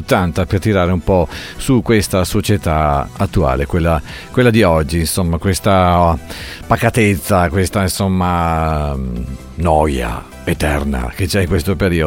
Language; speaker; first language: Italian; native; Italian